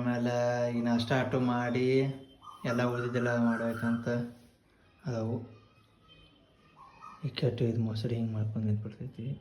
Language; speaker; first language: Kannada; native; Kannada